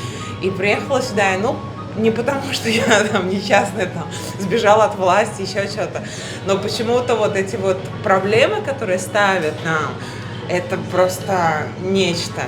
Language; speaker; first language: Russian; native; Russian